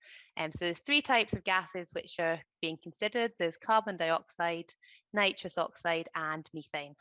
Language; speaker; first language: English; native; English